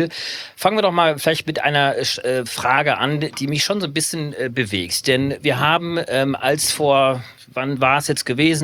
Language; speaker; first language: German; native; German